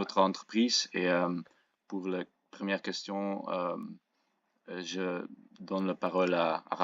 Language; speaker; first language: French; non-native, local second language; Dutch